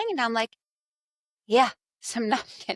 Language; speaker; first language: English; native; English